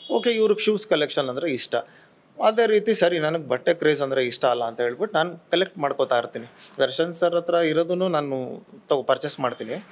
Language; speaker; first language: Kannada; native; Kannada